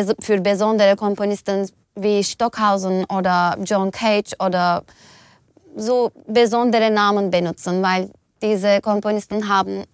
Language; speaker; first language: German; non-native, fluent; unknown